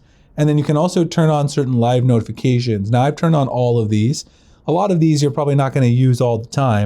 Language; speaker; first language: English; native; English